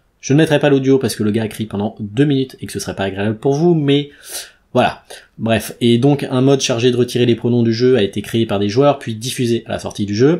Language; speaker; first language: French; native; French